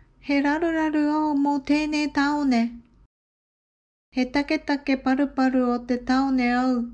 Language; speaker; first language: Māori; non-native, learner; Japanese